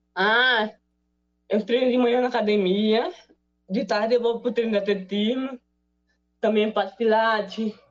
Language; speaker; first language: Portuguese; native; Portuguese